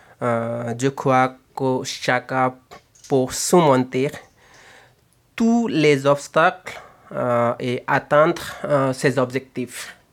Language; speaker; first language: French; non-native, learner; Bangla